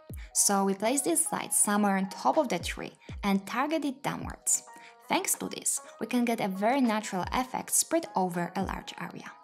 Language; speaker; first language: English; non-native, fluent; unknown